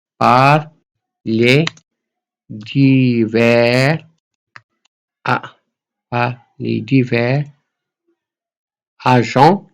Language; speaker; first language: French; non-native, local second language; Arabic